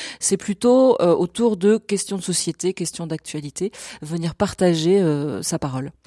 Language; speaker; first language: French; native; French